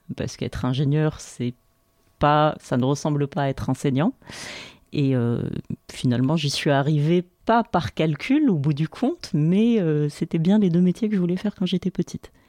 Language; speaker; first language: French; non-native, local second language; Arabic